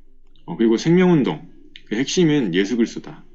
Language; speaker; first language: Korean; native; Korean